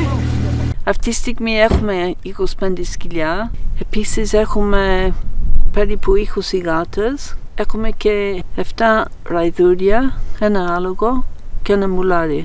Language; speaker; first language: Greek; non-native, fluent; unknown